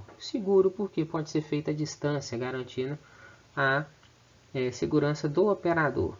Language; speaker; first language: Portuguese; native; Portuguese